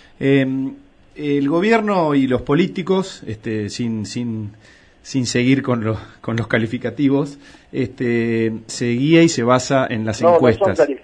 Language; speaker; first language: Spanish; native; Spanish